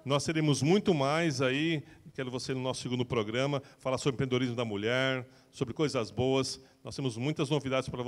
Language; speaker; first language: Portuguese; native; Portuguese